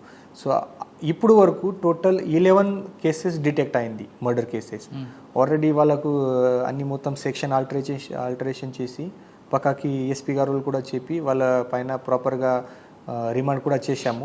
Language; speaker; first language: Telugu; non-native, learner; Marathi